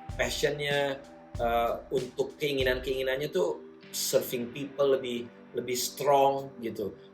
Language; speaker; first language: Indonesian; native; Indonesian